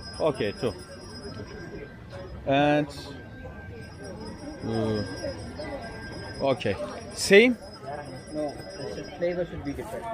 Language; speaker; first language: English; non-native, learner; Turkish